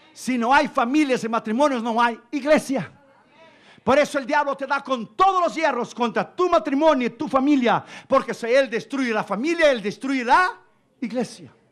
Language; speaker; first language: Spanish; non-native, fluent; Portuguese